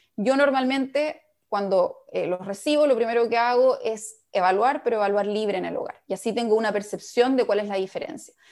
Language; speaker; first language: Spanish; native; Spanish